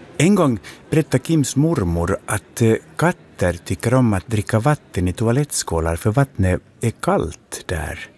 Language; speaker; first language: Swedish; native; Swedish